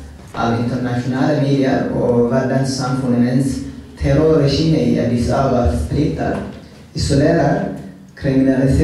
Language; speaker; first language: Norwegian; non-native, fluent; Oromo